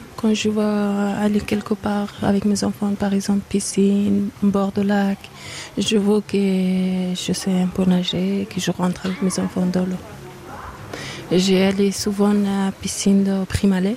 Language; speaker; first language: French; non-native, learner; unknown